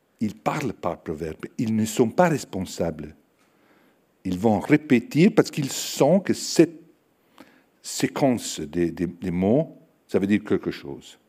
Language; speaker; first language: French; non-native, fluent; Italian